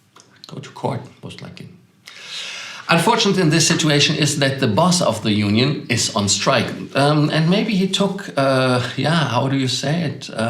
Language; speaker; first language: English; non-native, fluent; German